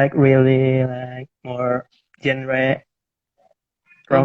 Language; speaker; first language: English; non-native, learner; Indonesian